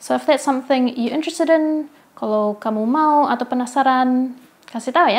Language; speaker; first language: Indonesian; early bilingual, heritage; Indonesian